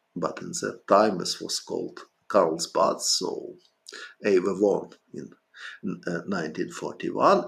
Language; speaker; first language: English; non-native, fluent; Ukrainian